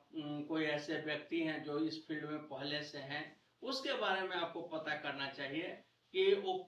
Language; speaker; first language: Hindi; native; Hindi